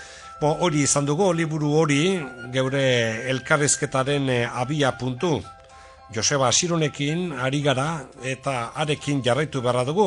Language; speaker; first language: Basque; native; Basque